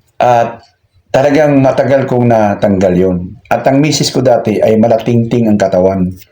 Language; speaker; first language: Filipino; non-native, local second language; Cebuano